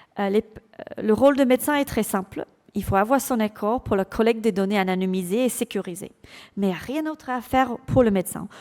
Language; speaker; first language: French; non-native, fluent; English